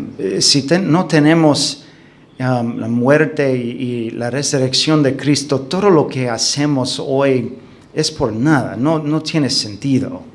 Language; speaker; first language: Spanish; non-native, fluent; English